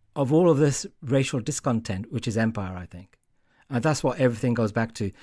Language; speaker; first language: English; native; English